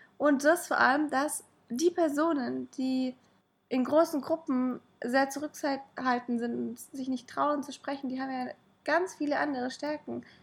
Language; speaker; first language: German; native; German